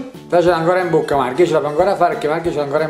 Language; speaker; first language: Italian; native; Italian